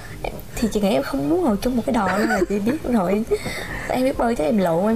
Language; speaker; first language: Vietnamese; native; Vietnamese